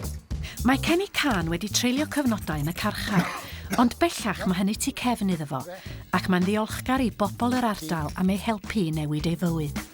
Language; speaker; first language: Welsh; native; Welsh